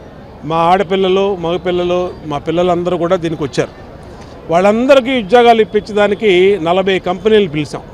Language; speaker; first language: Telugu; native; Telugu